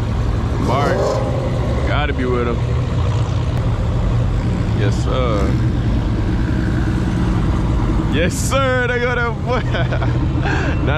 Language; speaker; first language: English; native; English